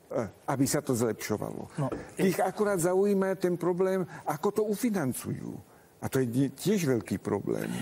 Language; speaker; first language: Slovak; non-native, local second language; Hungarian